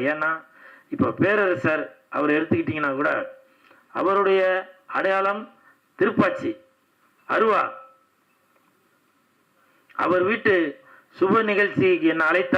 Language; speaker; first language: Tamil; native; Tamil